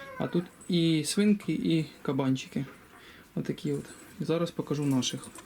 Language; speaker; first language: Ukrainian; native; Ukrainian